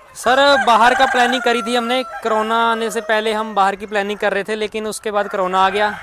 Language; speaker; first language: Hindi; native; Hindi